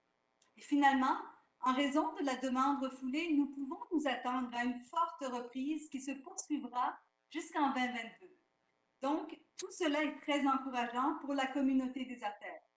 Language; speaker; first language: French; native; French